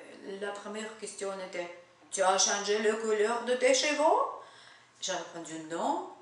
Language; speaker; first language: French; non-native, learner; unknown